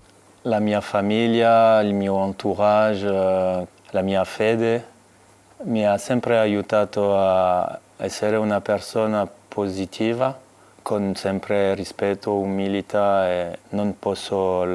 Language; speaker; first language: Italian; non-native, fluent; French